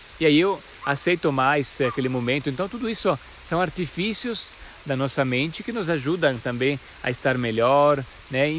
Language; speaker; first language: Portuguese; non-native, fluent; Italian